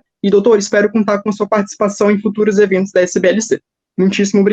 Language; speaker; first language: Portuguese; native; Portuguese